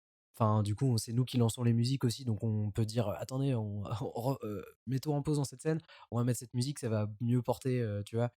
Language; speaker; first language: French; native; French